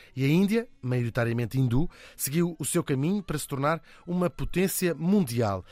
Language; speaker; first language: Portuguese; native; Portuguese